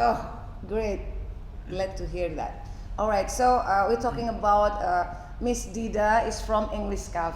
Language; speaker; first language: English; non-native, fluent; Indonesian